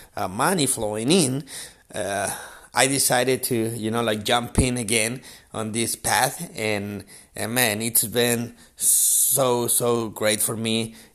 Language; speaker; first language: English; non-native, fluent; Spanish